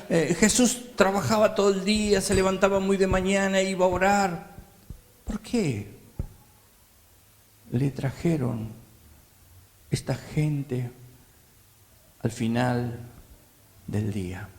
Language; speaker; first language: Spanish; native; Spanish